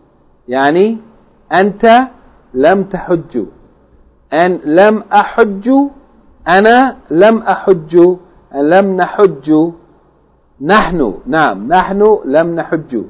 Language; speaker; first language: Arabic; non-native, fluent; English